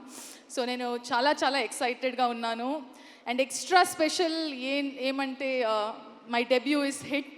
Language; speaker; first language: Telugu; non-native, learner; Kannada